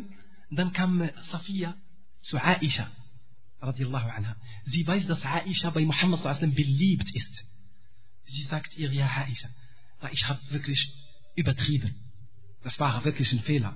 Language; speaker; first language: German; non-native, fluent; Arabic